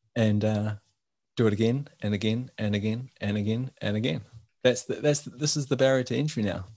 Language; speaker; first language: English; native; English